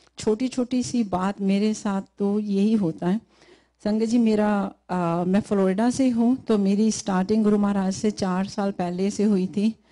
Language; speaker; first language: Hindi; native; Hindi